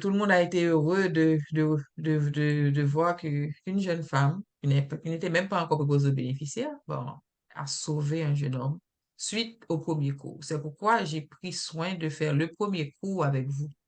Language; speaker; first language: French; native; French